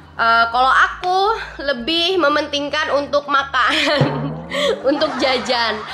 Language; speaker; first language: Indonesian; native; Indonesian